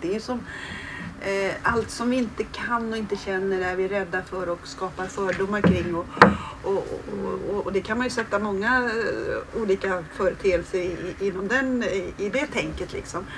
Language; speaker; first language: Swedish; native; Swedish